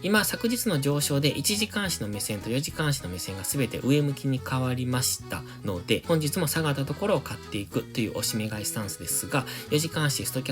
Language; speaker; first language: Japanese; native; Japanese